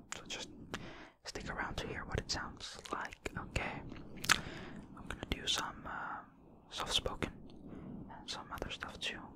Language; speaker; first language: English; non-native, fluent; Finnish